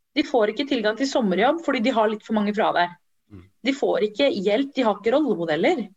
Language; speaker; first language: Norwegian; early bilingual, other home language; Tamil